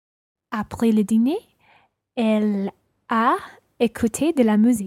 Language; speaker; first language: French; non-native, learner; English